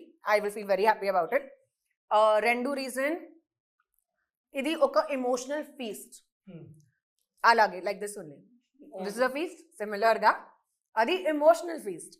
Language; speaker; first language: Telugu; non-native, local second language; Hindi